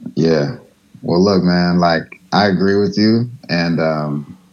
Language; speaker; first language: English; native; English